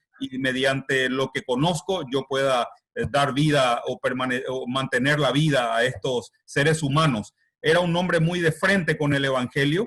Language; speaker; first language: Spanish; native; Spanish